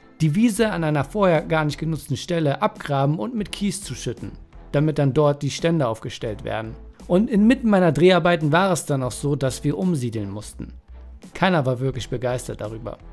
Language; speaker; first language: German; native; German